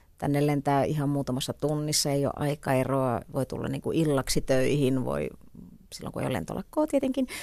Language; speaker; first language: Finnish; native; Finnish